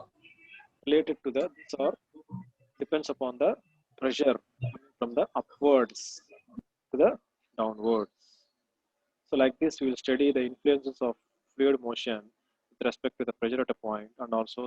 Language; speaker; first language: English; non-native, local second language; Telugu